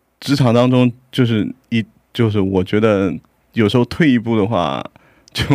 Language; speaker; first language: Chinese; non-native, fluent; Korean